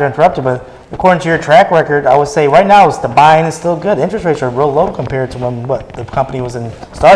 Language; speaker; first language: English; native; English